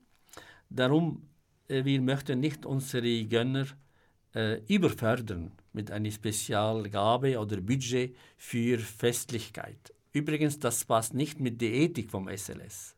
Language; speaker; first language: German; non-native, fluent; Arabic